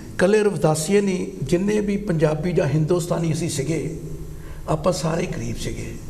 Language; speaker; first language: Punjabi; native; Punjabi